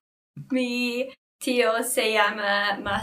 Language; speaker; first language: Spanish; non-native, learner; English